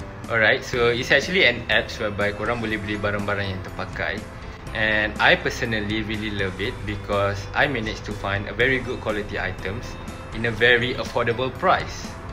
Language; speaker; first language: English; non-native, local second language; Malay